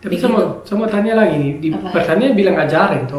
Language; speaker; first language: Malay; non-native, fluent; German